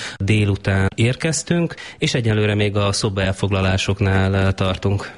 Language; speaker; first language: Hungarian; native; Hungarian